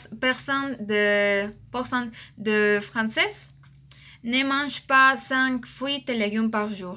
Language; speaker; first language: French; non-native, learner; Spanish